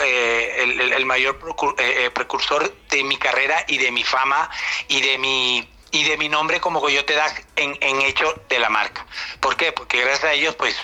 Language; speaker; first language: Spanish; native; Spanish